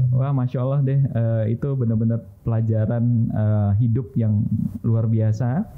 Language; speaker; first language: Indonesian; native; Indonesian